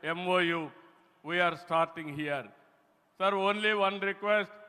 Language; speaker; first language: English; non-native, local second language; Telugu